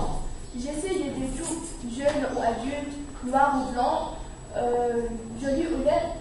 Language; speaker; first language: French; non-native, fluent; Arabic